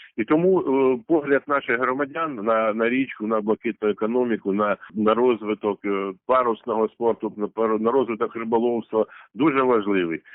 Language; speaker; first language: Ukrainian; non-native, local second language; Russian